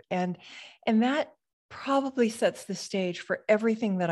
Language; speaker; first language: English; native; English